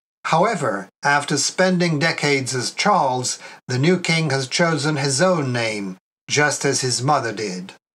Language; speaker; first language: English; non-native, fluent; Russian